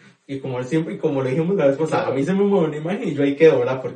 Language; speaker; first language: Spanish; native; Spanish